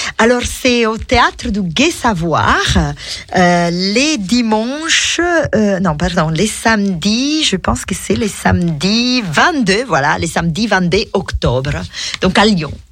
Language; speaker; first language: French; non-native, fluent; Italian